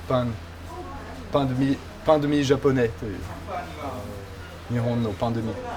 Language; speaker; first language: Japanese; non-native, learner; French